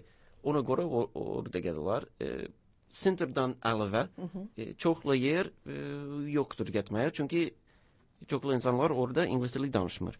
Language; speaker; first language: Azerbaijani; non-native, learner; English